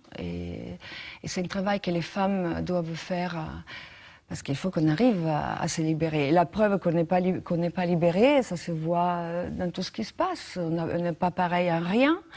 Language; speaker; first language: French; non-native, fluent; Italian